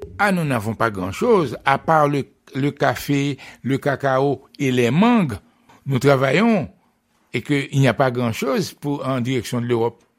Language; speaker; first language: French; non-native, local second language; Haitian Creole